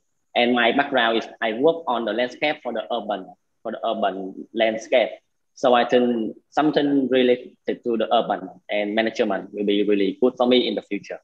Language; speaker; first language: English; non-native, learner; Vietnamese